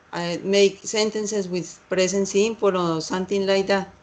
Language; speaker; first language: English; non-native, learner; Spanish